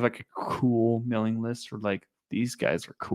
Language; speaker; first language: English; native; English